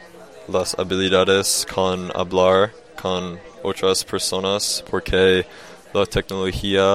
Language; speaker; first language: Spanish; non-native, learner; English